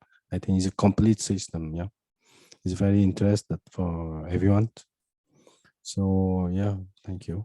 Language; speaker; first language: English; non-native, fluent; Vietnamese